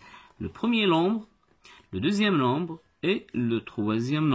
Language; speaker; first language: French; non-native, local second language; Arabic